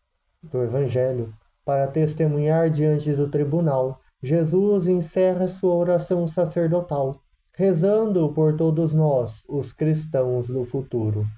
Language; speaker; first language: Portuguese; native; Portuguese